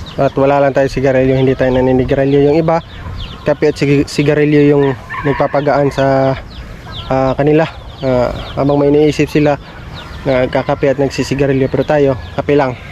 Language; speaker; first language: Filipino; non-native, local second language; Cebuano